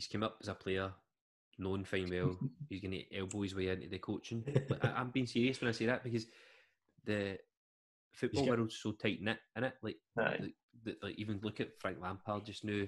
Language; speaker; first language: English; native; English